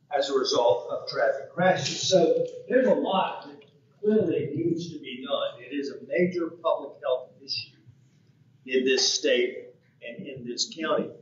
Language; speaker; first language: English; native; English